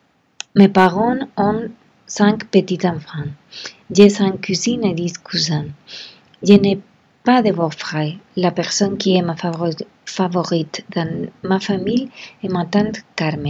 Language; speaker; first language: French; non-native, learner; Spanish